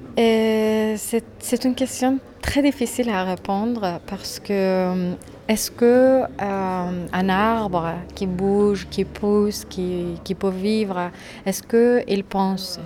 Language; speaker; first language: French; non-native, fluent; Persian